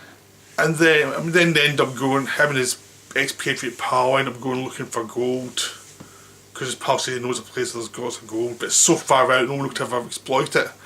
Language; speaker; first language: English; native; English